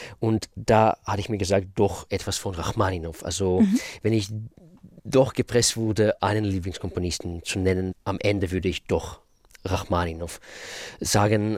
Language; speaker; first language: German; non-native, fluent; Russian